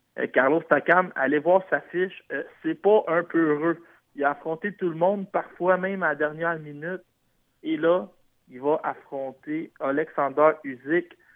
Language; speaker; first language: French; native; French